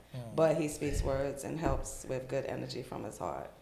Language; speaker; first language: English; native; English